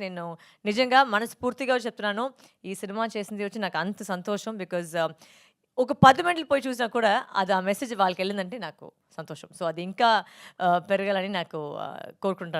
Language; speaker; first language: Telugu; non-native, fluent; Tamil